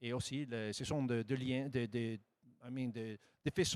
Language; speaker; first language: French; non-native, fluent; Italian